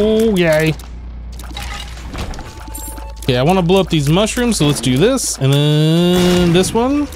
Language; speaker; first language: English; native; English